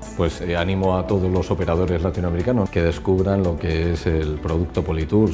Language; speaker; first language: Spanish; native; Spanish